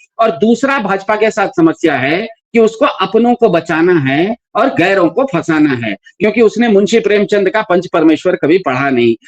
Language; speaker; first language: Hindi; non-native, local second language; Kannada